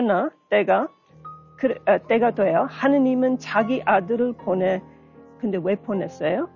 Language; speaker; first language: Korean; non-native, learner; English